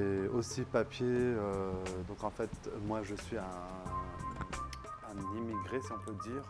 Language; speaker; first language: French; non-native, local second language; Arabic